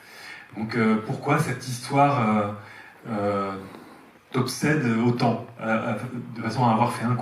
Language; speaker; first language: French; native; French